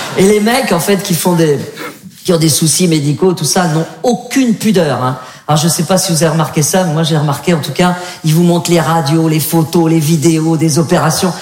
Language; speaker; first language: French; native; French